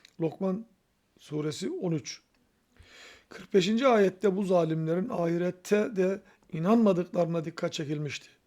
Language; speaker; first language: Turkish; native; Turkish